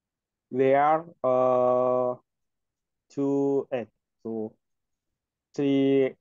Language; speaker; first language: English; non-native, learner; Indonesian